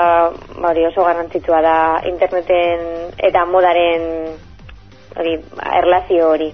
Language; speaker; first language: Basque; non-native, local second language; Spanish